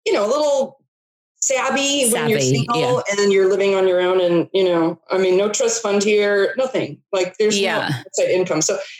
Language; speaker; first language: English; native; English